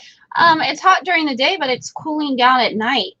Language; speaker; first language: English; native; English